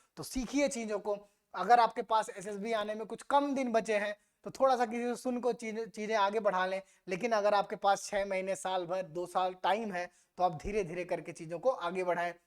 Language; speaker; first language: Hindi; native; Hindi